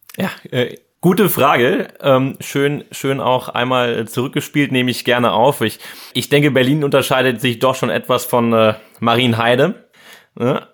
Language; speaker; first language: German; native; German